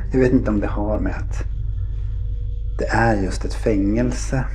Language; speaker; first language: Swedish; native; Swedish